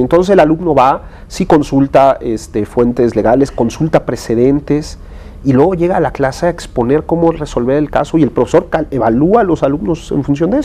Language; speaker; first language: Spanish; native; Spanish